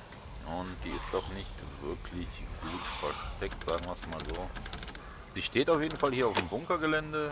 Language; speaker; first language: German; native; German